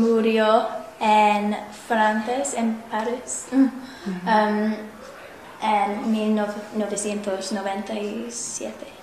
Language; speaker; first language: Spanish; non-native, learner; English